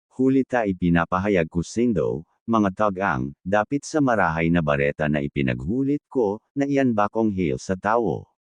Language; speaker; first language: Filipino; non-native, local second language; Bikol